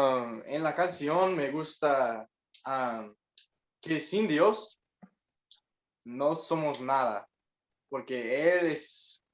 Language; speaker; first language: Spanish; non-native, learner; English